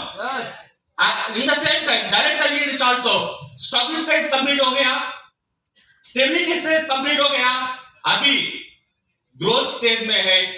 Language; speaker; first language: Hindi; non-native, local second language; Telugu